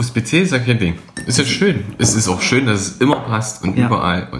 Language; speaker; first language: German; native; German